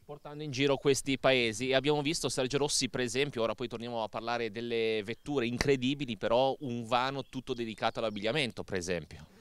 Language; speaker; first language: Italian; native; Italian